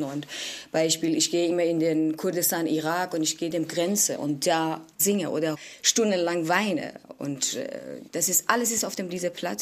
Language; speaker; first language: German; non-native, learner; Kurdish